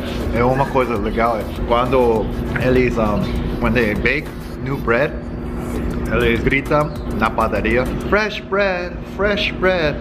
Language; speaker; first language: Portuguese; non-native, learner; Korean